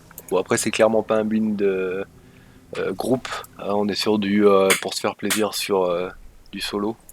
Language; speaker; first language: French; native; French